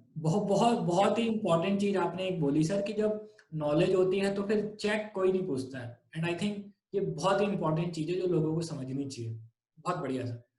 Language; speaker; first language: Hindi; native; Hindi